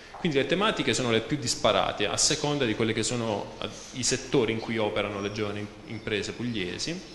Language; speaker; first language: Italian; native; Italian